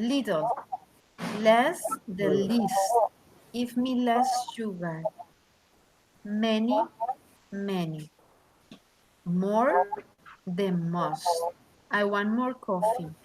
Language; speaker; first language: English; non-native, learner; Spanish